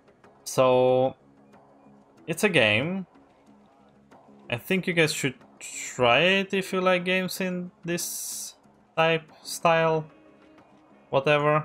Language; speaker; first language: English; non-native, fluent; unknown